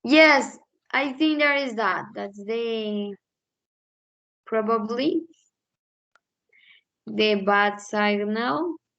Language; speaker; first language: English; non-native, fluent; Spanish